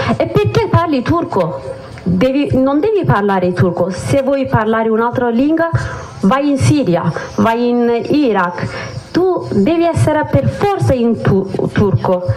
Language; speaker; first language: Italian; non-native, learner; Kurdish